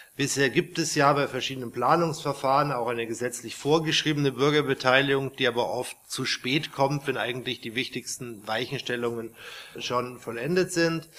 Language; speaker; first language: German; native; German